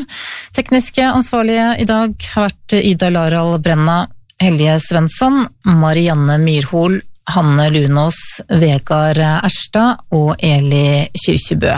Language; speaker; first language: Norwegian; native; Norwegian